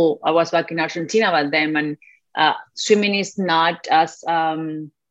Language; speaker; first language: English; non-native, fluent; Spanish